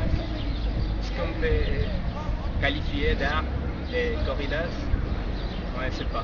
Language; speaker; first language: French; non-native, learner; Spanish